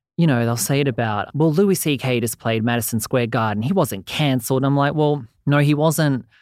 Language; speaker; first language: English; native; English